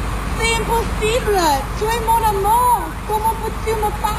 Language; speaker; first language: French; non-native, learner; English